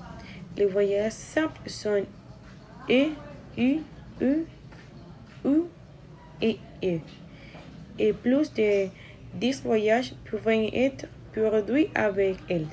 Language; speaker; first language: French; non-native, learner; Spanish